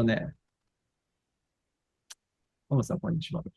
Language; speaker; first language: Japanese; non-native, fluent; English